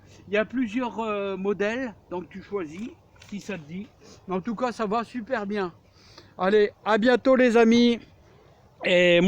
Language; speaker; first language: French; native; French